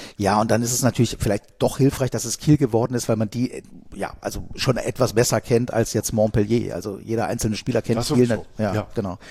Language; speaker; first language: German; native; German